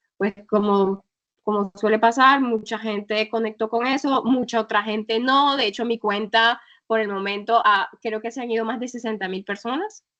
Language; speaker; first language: Spanish; native; Spanish